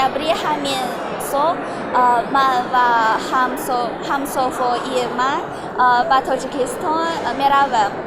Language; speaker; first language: Persian; non-native, learner; Chinese